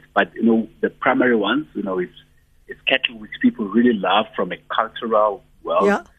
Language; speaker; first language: English; non-native, local second language; Zulu